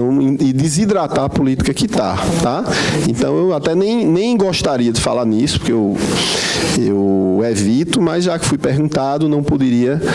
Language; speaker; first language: Portuguese; native; Portuguese